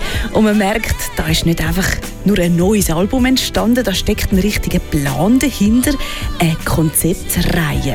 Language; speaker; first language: German; native; German